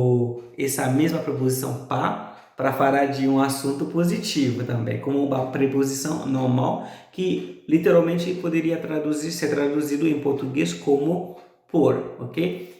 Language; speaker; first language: Portuguese; non-native, fluent; Haitian Creole